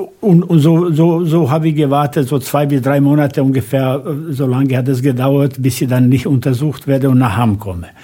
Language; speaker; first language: German; non-native, fluent; Bosnian